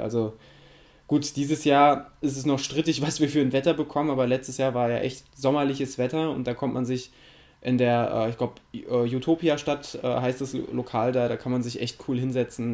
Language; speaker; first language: German; native; German